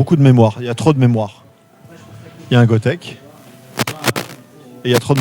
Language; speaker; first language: French; native; French